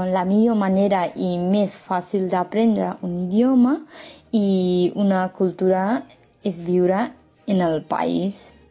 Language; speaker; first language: Catalan; non-native, fluent; Nepali